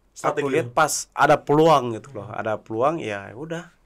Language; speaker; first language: Indonesian; native; Indonesian